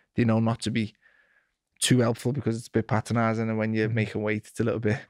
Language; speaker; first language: English; native; English